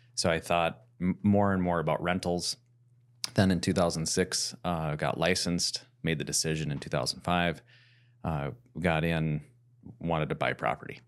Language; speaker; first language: English; native; English